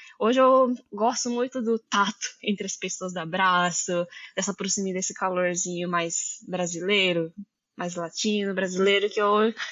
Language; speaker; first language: Portuguese; early bilingual, heritage; Japanese